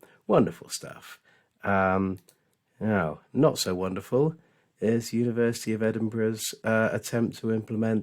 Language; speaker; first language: English; native; English